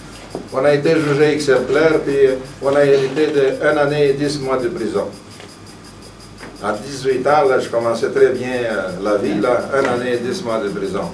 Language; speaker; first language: French; non-native, fluent; Romanian